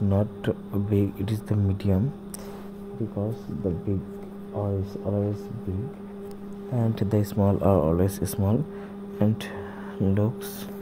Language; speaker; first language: English; non-native, learner; Bangla